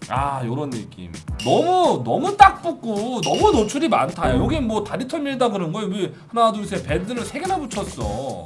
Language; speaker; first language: Korean; native; Korean